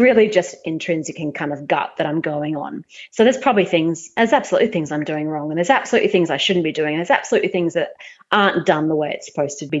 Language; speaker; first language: English; native; English